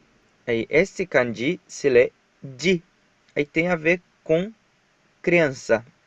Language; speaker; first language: Portuguese; non-native, fluent; Japanese